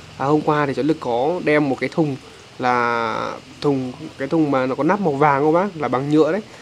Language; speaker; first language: Vietnamese; native; Vietnamese